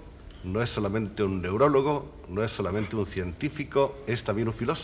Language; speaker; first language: Spanish; native; Spanish